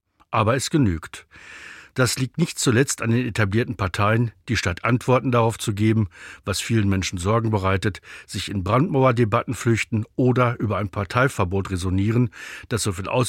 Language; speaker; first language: German; native; German